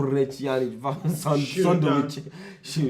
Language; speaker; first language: Turkish; non-native, learner; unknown